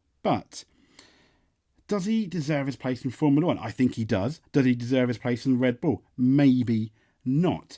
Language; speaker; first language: English; native; English